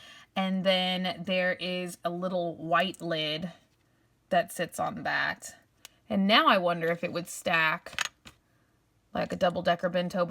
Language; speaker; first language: English; native; English